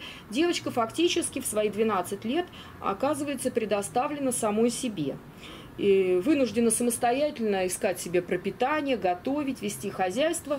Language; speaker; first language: Russian; native; Russian